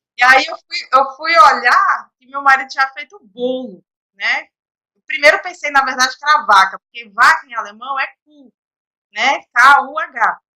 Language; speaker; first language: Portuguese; native; Portuguese